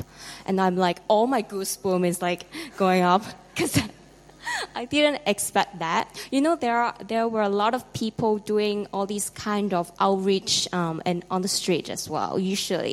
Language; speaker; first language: English; non-native, local second language; Cantonese